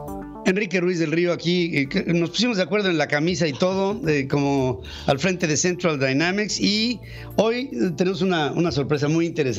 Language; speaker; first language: Spanish; native; Spanish